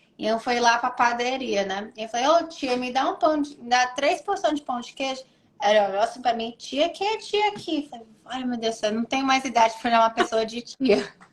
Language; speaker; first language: Portuguese; early bilingual, heritage; English